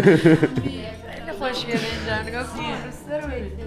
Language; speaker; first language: Persian; native; Persian